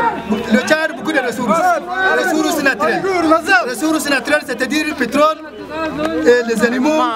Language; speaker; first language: French; non-native, local second language; Arabic